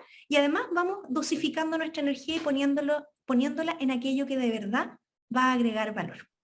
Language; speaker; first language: Spanish; native; Spanish